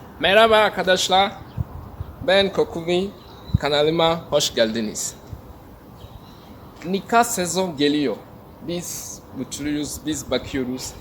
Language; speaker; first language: Turkish; non-native, learner; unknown